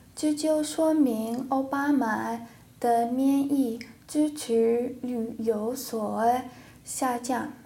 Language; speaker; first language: Chinese; non-native, learner; English